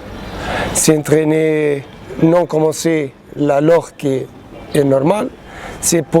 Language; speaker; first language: French; non-native, learner; Portuguese